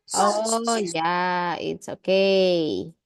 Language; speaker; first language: English; non-native, learner; Indonesian